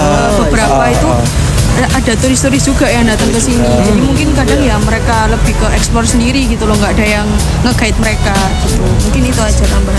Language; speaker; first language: Indonesian; native; Indonesian